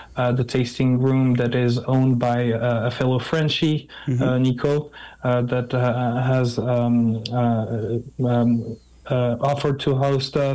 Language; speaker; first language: English; non-native, fluent; French